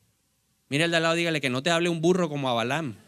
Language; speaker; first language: Spanish; native; Spanish